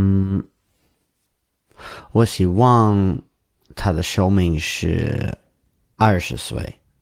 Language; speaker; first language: Chinese; non-native, learner; English